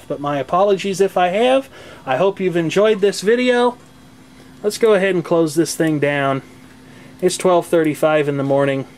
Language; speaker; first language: English; native; English